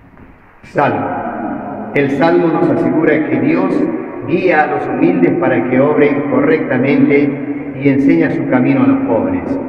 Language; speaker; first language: Spanish; native; Spanish